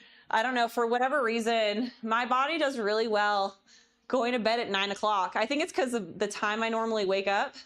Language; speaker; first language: English; native; English